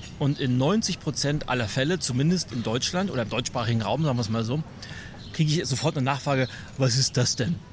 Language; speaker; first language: German; native; German